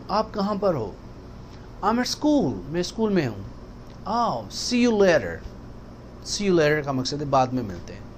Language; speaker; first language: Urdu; native; Urdu